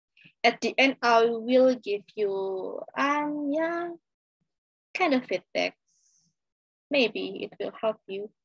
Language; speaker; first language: English; non-native, fluent; Indonesian